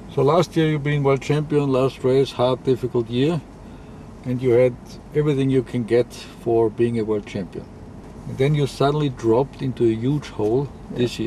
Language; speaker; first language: English; non-native, fluent; German